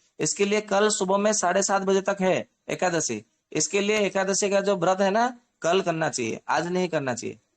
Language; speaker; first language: Hindi; non-native, local second language; Odia